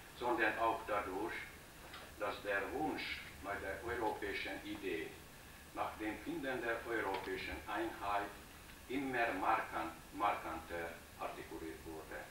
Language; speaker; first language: German; non-native, fluent; Hungarian